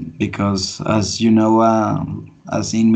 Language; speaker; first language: English; non-native, learner; Spanish